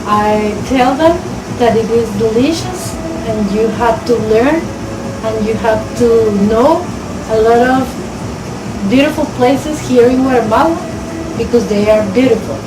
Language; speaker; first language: English; non-native, learner; Spanish